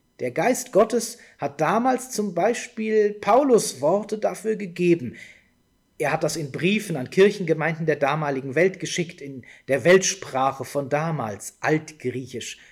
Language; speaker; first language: German; native; German